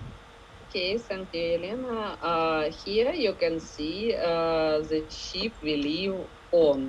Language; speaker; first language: English; non-native, fluent; Ukrainian